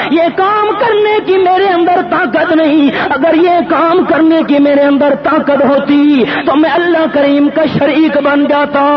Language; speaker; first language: Urdu; non-native, local second language; Pashto